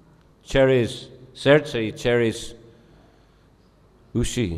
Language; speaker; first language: Russian; non-native, fluent; English